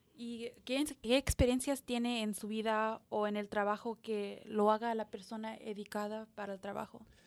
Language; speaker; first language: Spanish; early bilingual, heritage; Spanish